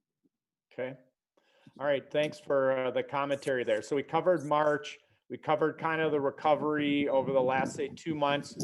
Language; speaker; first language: English; native; English